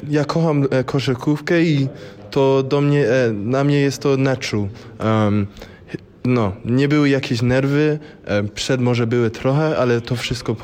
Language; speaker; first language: Polish; early bilingual, heritage; English